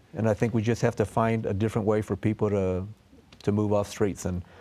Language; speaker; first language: English; native; English